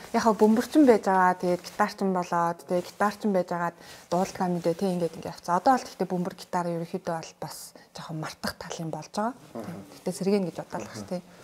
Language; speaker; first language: Mongolian; native; Mongolian